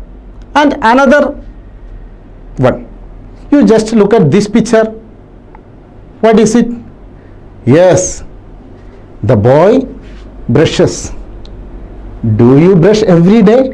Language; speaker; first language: English; non-native, local second language; Malayalam